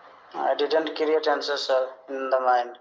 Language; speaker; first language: English; non-native, learner; Hindi